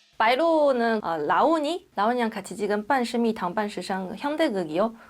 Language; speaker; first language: Korean; non-native, fluent; Chinese